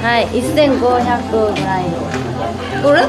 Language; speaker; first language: Japanese; non-native, learner; Korean